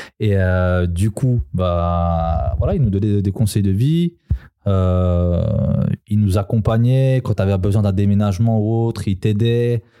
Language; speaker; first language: French; early bilingual, other home language; Serbian